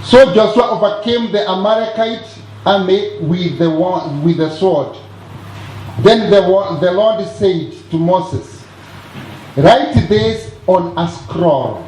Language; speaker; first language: English; non-native, local second language; Swahili